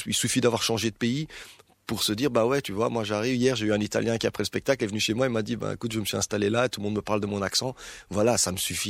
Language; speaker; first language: French; early bilingual, other home language; Arabic